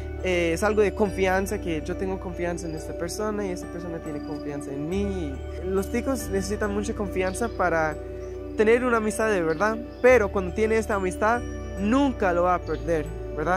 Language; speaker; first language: Spanish; non-native, fluent; English